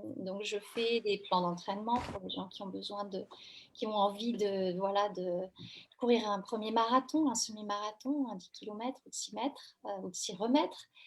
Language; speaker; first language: French; native; French